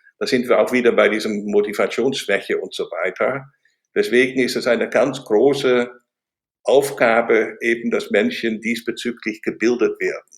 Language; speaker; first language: German; non-native, fluent; Dutch